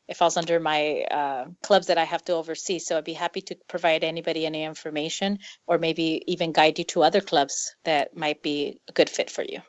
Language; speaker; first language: English; early bilingual, other home language; Spanish